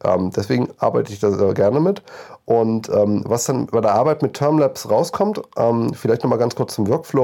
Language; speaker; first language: German; native; German